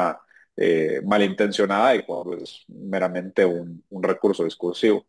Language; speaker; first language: Spanish; native; Spanish